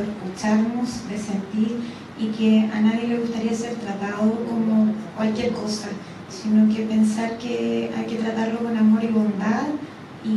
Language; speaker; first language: Spanish; native; Spanish